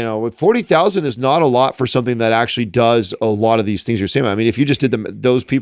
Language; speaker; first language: English; native; English